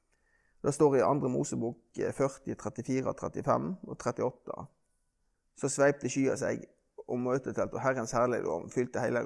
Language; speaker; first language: Norwegian; native; Norwegian